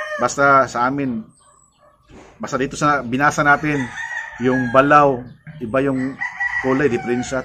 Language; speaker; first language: Filipino; non-native, local second language; Cebuano